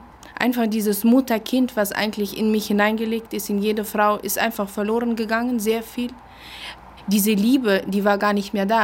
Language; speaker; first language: German; early bilingual, other home language; Russian